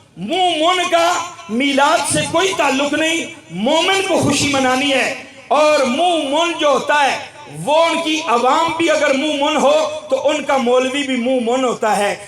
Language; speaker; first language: Urdu; non-native, local second language; Pashto